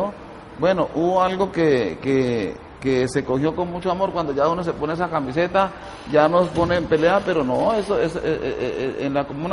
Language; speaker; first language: Spanish; native; Spanish